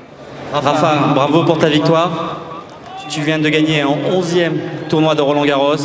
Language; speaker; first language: French; native; French